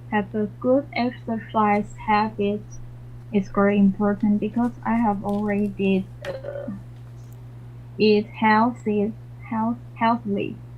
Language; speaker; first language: English; non-native, learner; Chinese